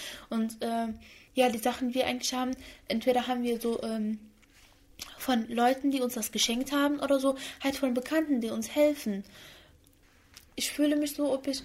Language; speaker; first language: German; early bilingual, other home language; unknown